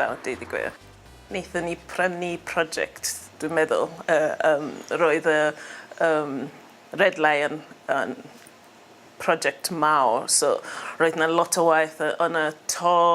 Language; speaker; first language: Welsh; non-native, learner; English